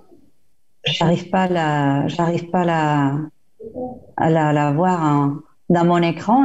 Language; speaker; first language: French; non-native, fluent; Spanish